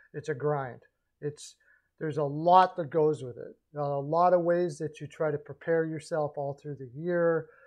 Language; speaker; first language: English; native; English